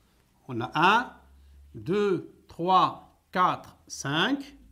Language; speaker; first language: French; non-native, local second language; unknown